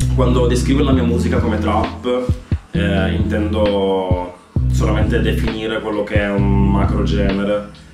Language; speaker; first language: Italian; early bilingual, heritage; Italian